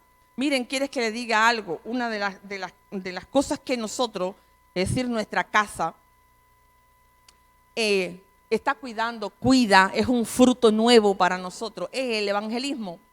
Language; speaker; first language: Spanish; native; Spanish